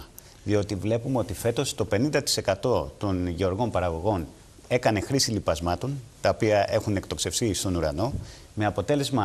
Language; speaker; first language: Greek; native; Greek